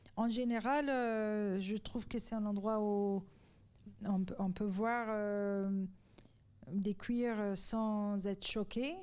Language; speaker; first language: French; non-native, fluent; Persian